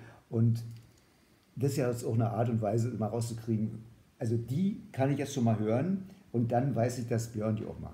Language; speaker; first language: German; native; German